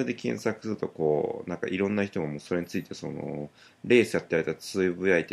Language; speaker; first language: Japanese; native; Japanese